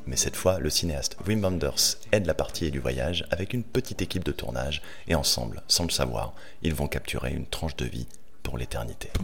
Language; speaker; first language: French; native; French